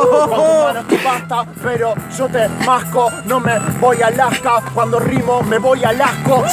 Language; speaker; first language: Spanish; native; Spanish